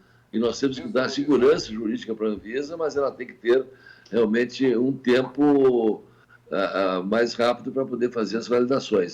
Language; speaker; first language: Portuguese; native; Portuguese